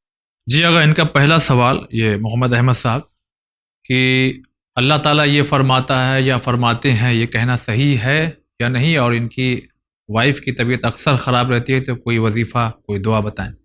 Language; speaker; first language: Urdu; native; Urdu